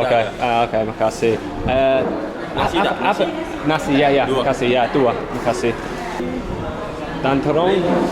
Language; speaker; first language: Indonesian; non-native, learner; English